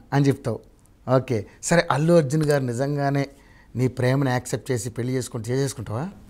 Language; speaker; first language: Telugu; native; Telugu